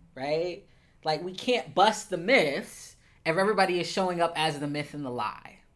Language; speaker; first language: English; native; English